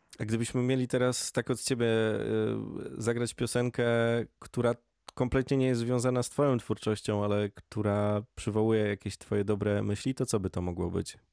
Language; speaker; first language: Polish; native; Polish